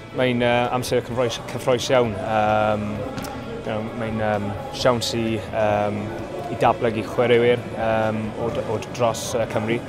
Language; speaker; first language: Welsh; non-native, local second language; English